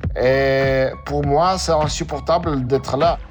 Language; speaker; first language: French; non-native, learner; Russian